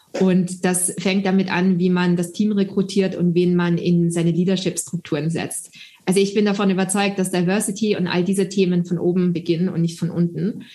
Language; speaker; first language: German; early bilingual, other home language; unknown